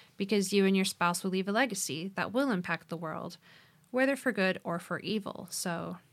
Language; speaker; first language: English; native; English